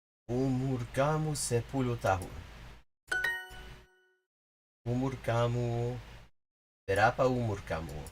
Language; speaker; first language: Indonesian; non-native, learner; English